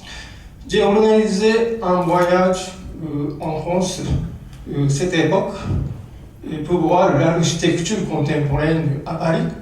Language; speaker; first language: French; non-native, learner; Japanese